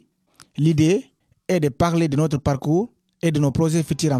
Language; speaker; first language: French; non-native, learner; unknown